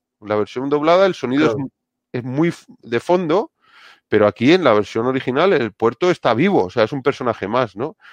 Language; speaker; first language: Spanish; native; Spanish